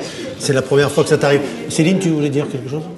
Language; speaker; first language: French; native; French